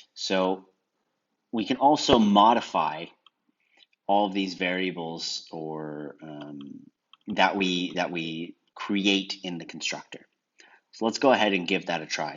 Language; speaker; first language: English; native; English